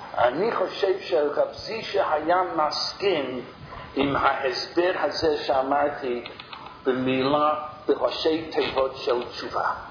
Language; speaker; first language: Hebrew; non-native, fluent; English